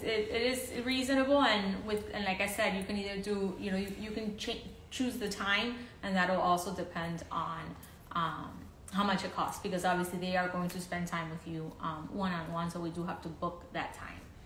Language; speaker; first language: English; early bilingual, other home language; Spanish